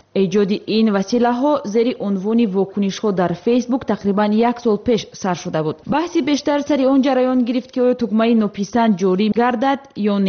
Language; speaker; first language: Tajik; native; Tajik